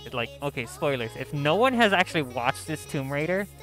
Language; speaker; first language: English; native; English